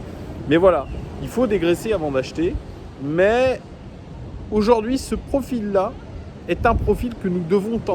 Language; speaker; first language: French; native; French